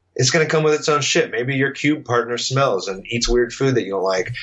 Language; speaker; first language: English; native; English